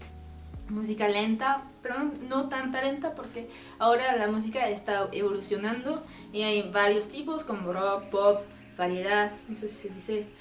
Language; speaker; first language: Spanish; non-native, learner; French